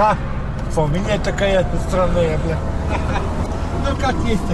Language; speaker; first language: Russian; native; Russian